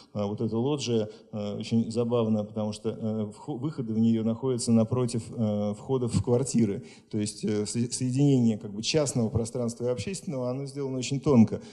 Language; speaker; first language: Russian; native; Russian